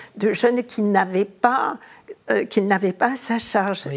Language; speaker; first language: French; native; French